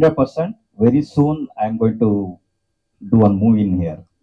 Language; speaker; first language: Telugu; non-native, learner; Kannada